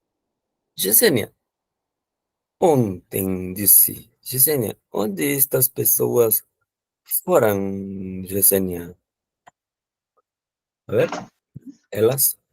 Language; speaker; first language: Portuguese; non-native, fluent; Spanish